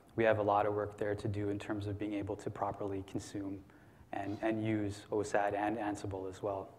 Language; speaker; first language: English; native; English